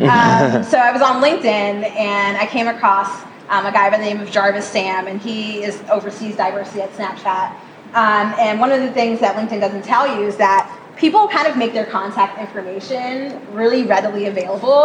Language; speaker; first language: English; native; English